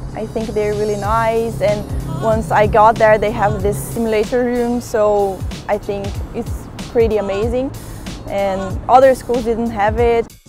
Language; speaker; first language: English; non-native, fluent; Portuguese